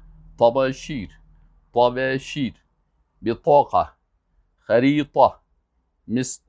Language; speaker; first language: Arabic; non-native, fluent; Persian